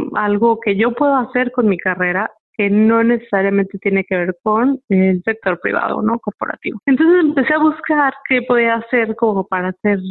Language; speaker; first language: Spanish; native; Spanish